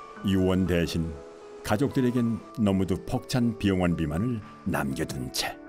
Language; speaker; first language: Korean; native; Korean